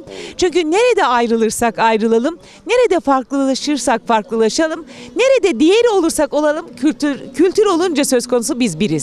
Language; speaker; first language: Turkish; native; Turkish